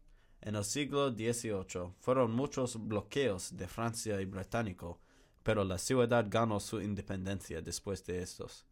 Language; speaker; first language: Spanish; non-native, learner; English